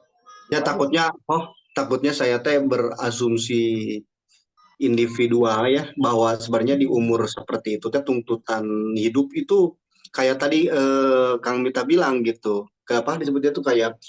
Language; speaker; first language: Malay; non-native, local second language; Sundanese